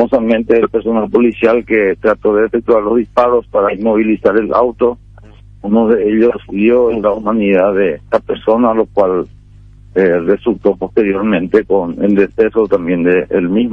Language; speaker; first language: Spanish; native; Spanish